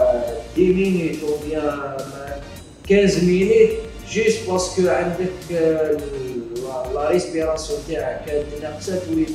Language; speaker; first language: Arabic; native; Arabic